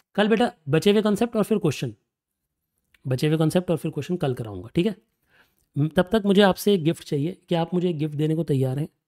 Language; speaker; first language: Hindi; native; Hindi